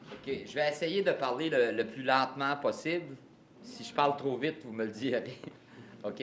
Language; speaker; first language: French; native; French